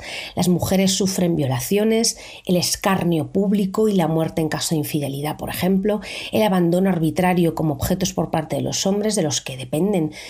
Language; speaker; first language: Spanish; native; Spanish